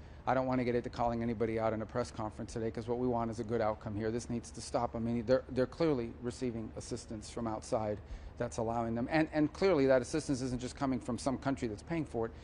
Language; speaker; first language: English; native; English